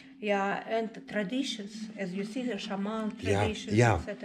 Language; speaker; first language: English; non-native, fluent; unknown